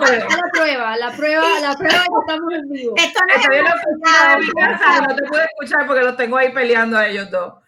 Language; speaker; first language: Spanish; native; Spanish